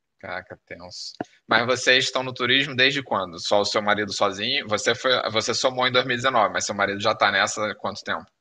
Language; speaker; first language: Portuguese; native; Portuguese